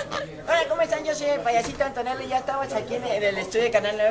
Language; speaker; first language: Spanish; native; Spanish